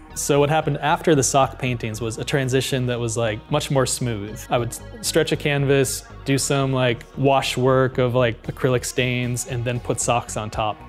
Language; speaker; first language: English; native; English